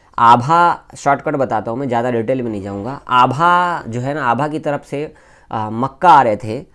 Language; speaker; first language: Hindi; native; Hindi